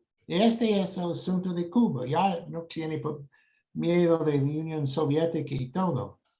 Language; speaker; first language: Spanish; non-native, fluent; English